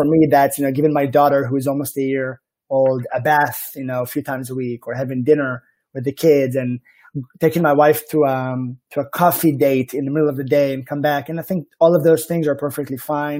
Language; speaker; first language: English; non-native, fluent; Hebrew